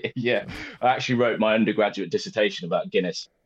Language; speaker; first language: English; native; English